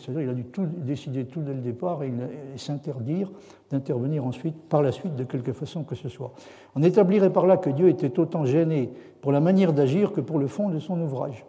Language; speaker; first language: French; native; French